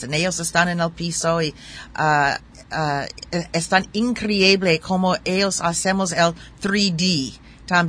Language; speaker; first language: Spanish; non-native, learner; German